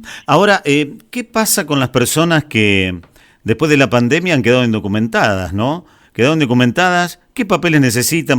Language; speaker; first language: Spanish; native; Spanish